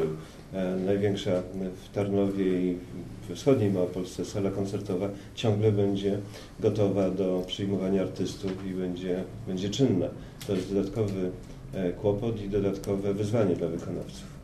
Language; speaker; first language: Polish; native; Polish